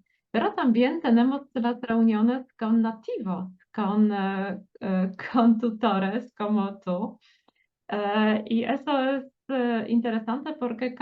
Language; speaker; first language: Spanish; non-native, fluent; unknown